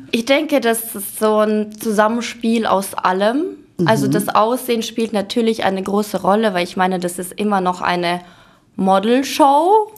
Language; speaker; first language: German; early bilingual, other home language; Ukrainian